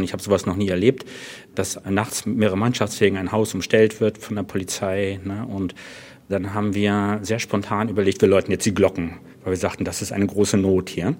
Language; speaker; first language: German; native; German